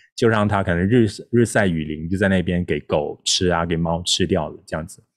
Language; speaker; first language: Chinese; non-native, local second language; Min Nan Chinese